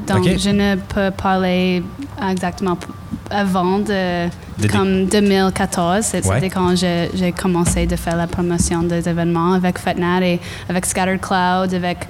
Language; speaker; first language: French; non-native, learner; English